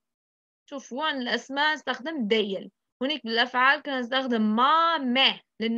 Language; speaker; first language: Arabic; native; Arabic